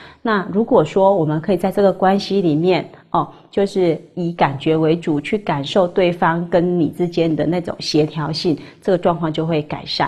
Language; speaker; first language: Chinese; native; Chinese